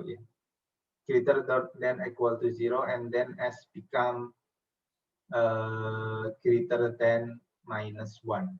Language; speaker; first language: English; non-native, fluent; Indonesian